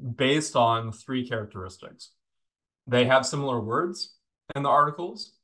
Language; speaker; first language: English; native; English